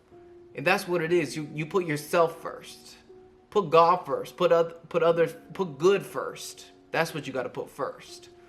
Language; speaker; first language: English; native; English